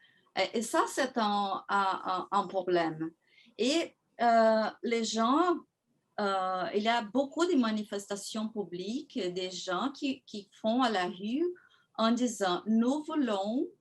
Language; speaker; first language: French; non-native, fluent; Portuguese